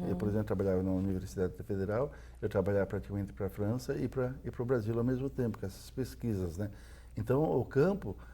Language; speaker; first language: Portuguese; native; Portuguese